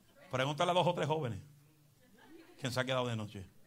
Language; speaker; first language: Spanish; native; Spanish